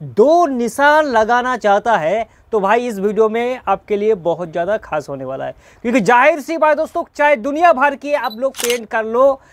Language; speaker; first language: Hindi; native; Hindi